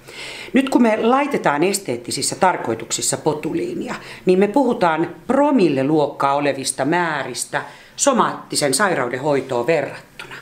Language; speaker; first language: Finnish; native; Finnish